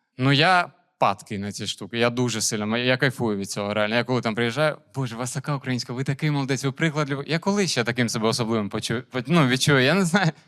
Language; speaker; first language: Ukrainian; non-native, local second language; Russian